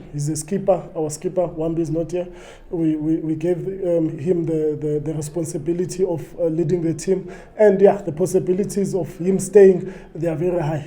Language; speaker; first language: English; non-native, local second language; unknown